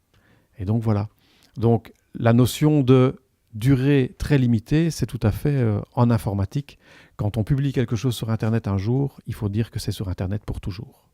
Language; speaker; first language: French; native; French